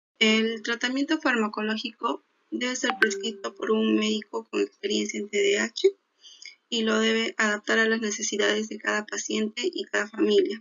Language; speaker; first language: Spanish; native; Spanish